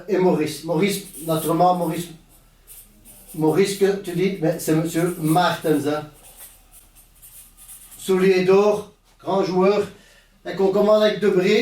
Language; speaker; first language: French; native; French